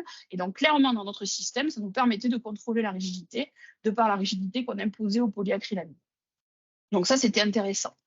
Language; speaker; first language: French; native; French